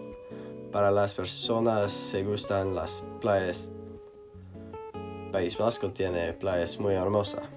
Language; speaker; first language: Spanish; non-native, learner; English